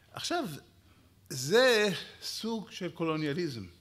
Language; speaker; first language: Hebrew; native; Hebrew